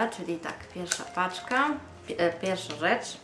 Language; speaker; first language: Polish; non-native, fluent; Italian